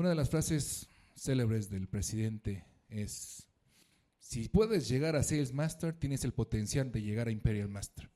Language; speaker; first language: Spanish; native; Spanish